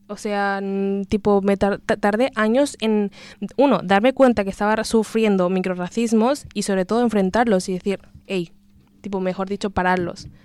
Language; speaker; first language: Spanish; native; Spanish